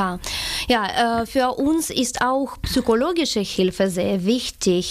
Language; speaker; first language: German; non-native, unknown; Ukrainian